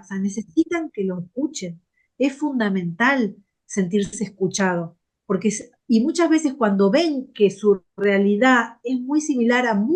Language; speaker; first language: Spanish; native; Spanish